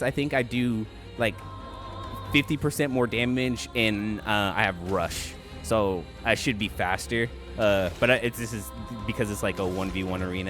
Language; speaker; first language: English; native; English